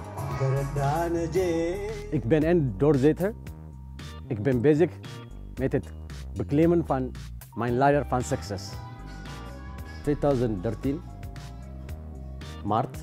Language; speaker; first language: Dutch; non-native, learner; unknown